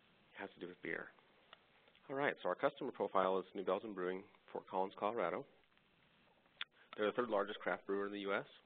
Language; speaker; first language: English; native; English